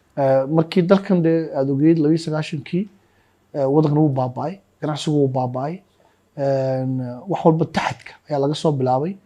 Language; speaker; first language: Somali; native; Somali